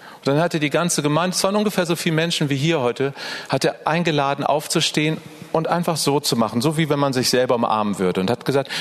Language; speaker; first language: German; native; German